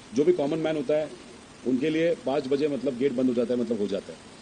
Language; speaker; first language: Hindi; non-native, local second language; Marathi